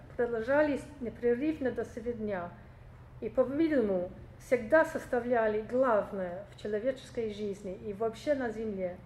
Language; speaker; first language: Russian; non-native, fluent; English